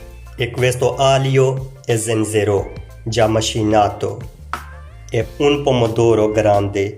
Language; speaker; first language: Italian; non-native, learner; Urdu